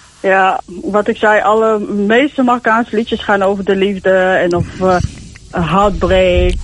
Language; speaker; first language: Dutch; early bilingual, other home language; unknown